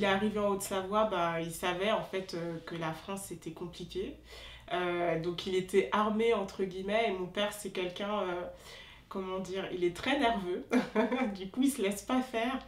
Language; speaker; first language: French; early bilingual, other home language; Wolof